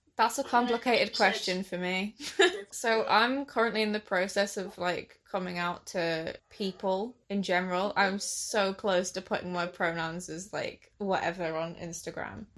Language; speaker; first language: English; native; English